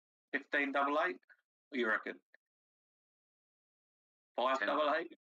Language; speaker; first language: English; native; English